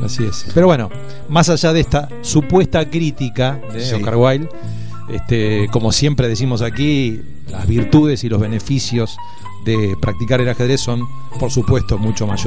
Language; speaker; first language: Spanish; native; Spanish